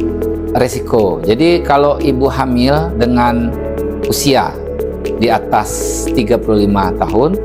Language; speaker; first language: Indonesian; native; Indonesian